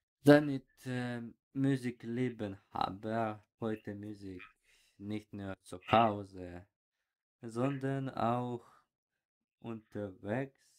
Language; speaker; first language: German; non-native, learner; Ukrainian